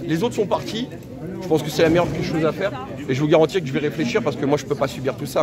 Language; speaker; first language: French; native; French